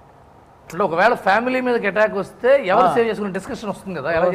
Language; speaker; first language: Telugu; native; Telugu